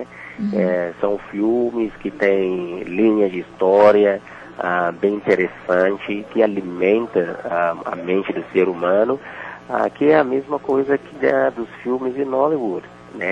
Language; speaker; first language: Portuguese; non-native, fluent; Yoruba